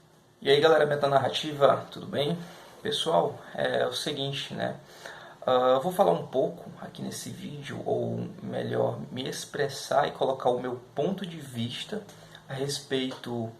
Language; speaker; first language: Portuguese; native; Portuguese